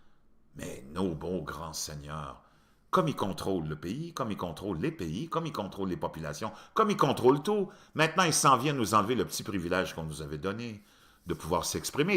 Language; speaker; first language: French; native; French